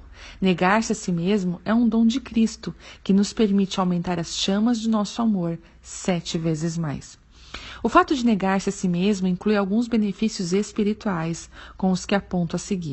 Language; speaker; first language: Portuguese; native; Portuguese